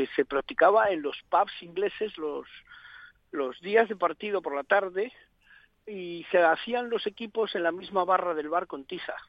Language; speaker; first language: Spanish; native; Spanish